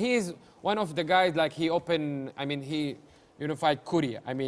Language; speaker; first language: English; non-native, learner; Arabic